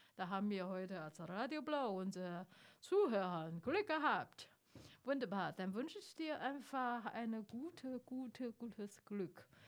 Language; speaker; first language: German; non-native, fluent; Chinese